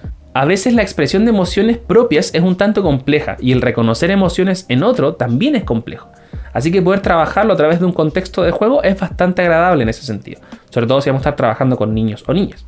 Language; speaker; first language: Spanish; native; Spanish